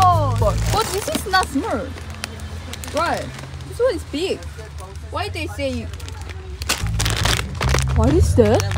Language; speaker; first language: English; non-native, learner; Korean